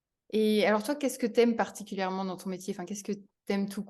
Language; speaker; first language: French; native; French